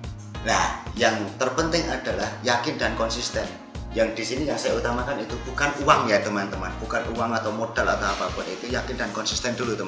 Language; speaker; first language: Indonesian; non-native, local second language; Javanese